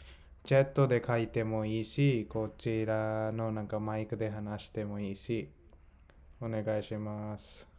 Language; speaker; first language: Japanese; non-native, fluent; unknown